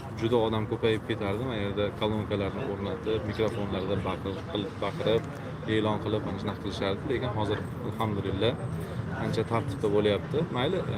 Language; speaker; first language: Uzbek; native; Uzbek